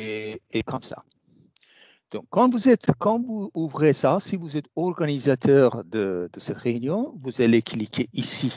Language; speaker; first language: French; non-native, fluent; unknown